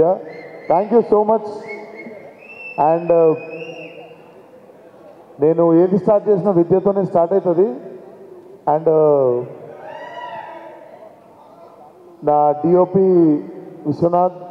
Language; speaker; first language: Telugu; native; Telugu